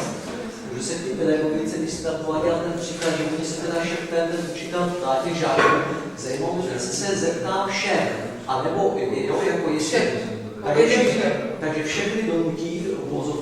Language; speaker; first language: Czech; native; Czech